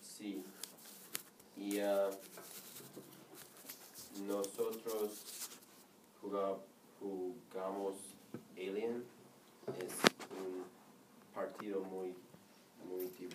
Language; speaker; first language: Spanish; non-native, learner; English